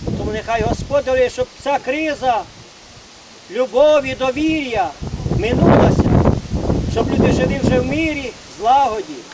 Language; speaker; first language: Ukrainian; native; Ukrainian